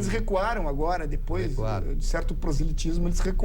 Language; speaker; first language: Portuguese; native; Portuguese